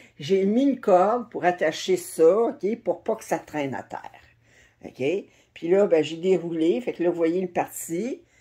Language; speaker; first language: French; native; French